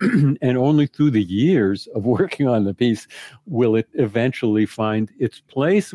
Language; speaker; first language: English; native; English